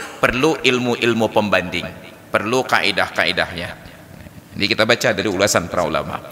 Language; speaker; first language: Malay; non-native, local second language; Achinese